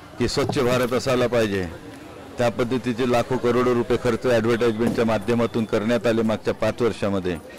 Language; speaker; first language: Marathi; native; Marathi